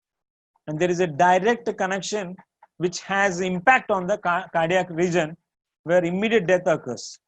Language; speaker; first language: English; non-native, local second language; Tamil